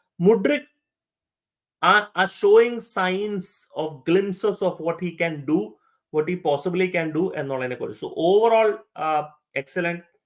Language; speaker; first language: English; non-native, local second language; Malayalam